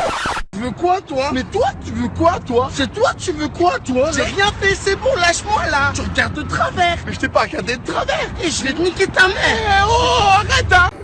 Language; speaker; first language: French; native; French